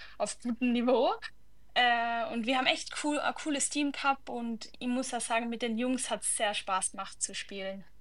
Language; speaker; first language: German; native; German